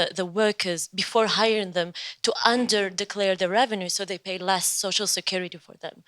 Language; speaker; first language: English; non-native, fluent; Spanish